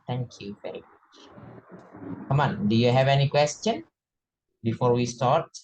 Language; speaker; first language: English; non-native, fluent; Indonesian